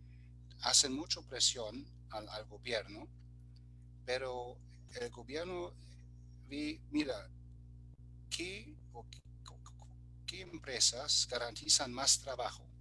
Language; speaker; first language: Spanish; non-native, fluent; German